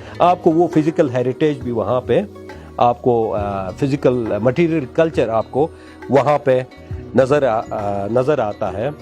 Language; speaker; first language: Urdu; non-native, local second language; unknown